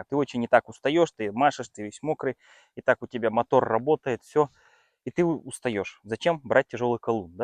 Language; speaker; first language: Russian; native; Russian